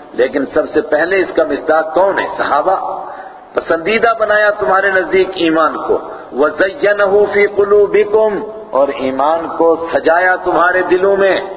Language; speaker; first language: Urdu; non-native, local second language; Punjabi